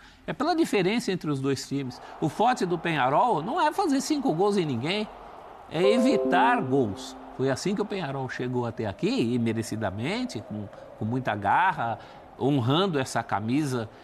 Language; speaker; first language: Portuguese; native; Portuguese